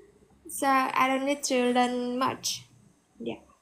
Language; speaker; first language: English; non-native, learner; Vietnamese